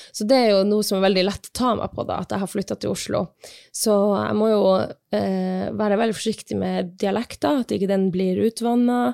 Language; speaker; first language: Norwegian; non-native, local second language; Northern Sami